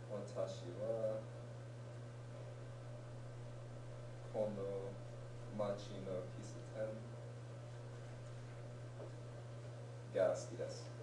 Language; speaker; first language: Japanese; non-native, learner; English